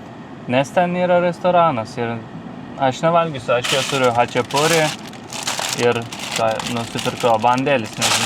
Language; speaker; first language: Lithuanian; non-native, learner; Turkish